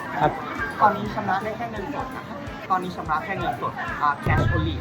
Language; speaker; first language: Thai; native; Thai